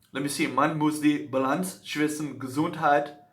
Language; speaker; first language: German; non-native, learner; Dutch